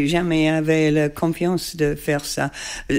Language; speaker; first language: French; non-native, learner; English